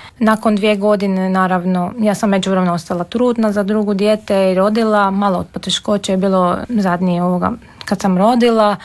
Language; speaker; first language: Serbian; non-native, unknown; Armenian